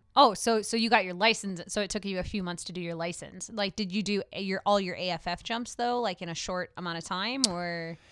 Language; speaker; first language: English; native; English